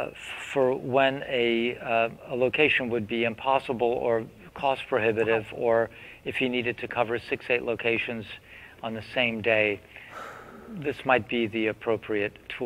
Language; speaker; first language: English; native; English